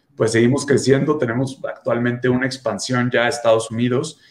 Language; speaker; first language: Spanish; native; Spanish